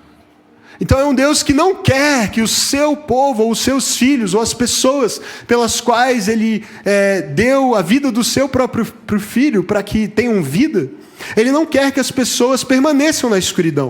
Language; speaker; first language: Portuguese; native; Portuguese